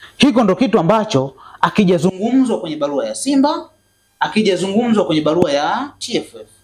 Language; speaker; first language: Swahili; native; Swahili